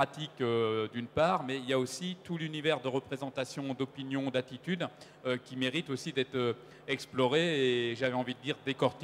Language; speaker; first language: French; native; French